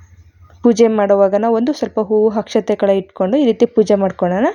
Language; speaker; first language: Kannada; native; Kannada